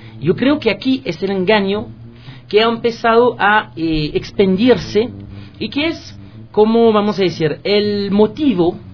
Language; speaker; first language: Spanish; non-native, fluent; French